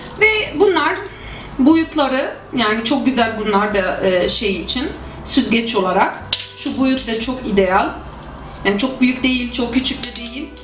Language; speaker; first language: Turkish; non-native, fluent; Arabic